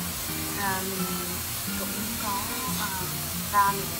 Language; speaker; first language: Vietnamese; early bilingual, heritage; Vietnamese